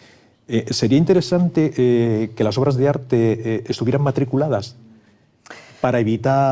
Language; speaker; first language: Spanish; native; Spanish